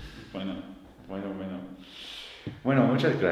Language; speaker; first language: Spanish; non-native, learner; English